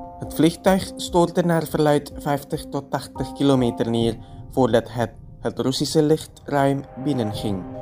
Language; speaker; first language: Dutch; non-native, fluent; Indonesian